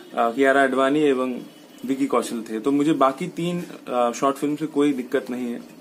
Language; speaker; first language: Hindi; non-native, local second language; Bangla